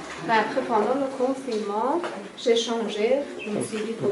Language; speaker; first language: French; non-native, fluent; Persian